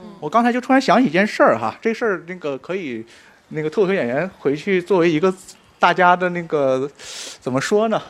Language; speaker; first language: Chinese; native; Chinese